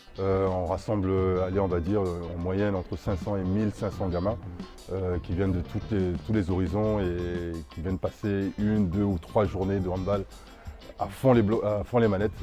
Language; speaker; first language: French; early bilingual, other home language; Dyula